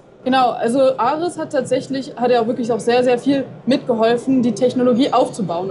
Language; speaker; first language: German; native; German